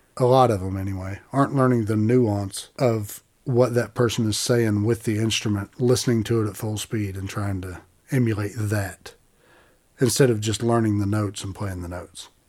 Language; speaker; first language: English; native; English